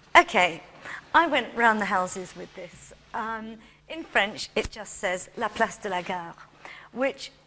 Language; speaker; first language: English; native; English